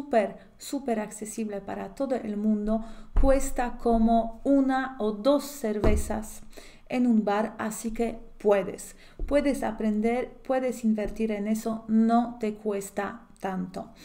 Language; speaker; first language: Spanish; non-native, fluent; Polish